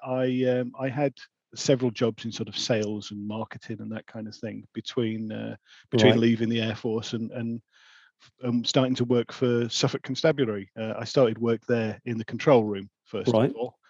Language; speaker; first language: English; native; English